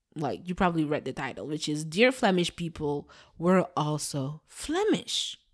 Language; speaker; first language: English; non-native, fluent; Dutch